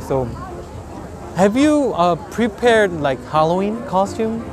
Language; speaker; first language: English; non-native, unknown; Korean